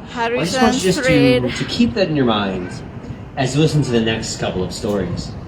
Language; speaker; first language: English; native; English